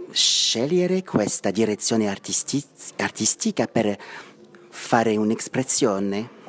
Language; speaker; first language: Italian; non-native, learner; French